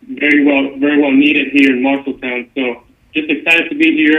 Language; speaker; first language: English; non-native, fluent; Spanish